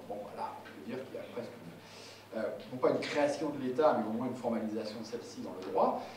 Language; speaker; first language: French; native; French